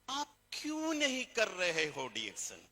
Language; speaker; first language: Hindi; non-native, fluent; Bangla